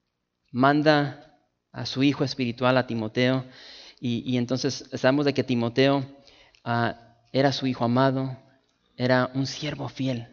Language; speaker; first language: Spanish; native; Spanish